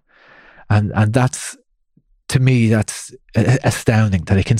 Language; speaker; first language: English; native; English